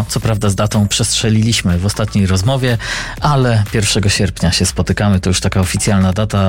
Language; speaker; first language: Polish; native; Polish